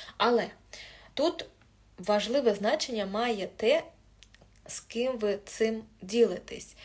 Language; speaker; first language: Ukrainian; non-native, local second language; Russian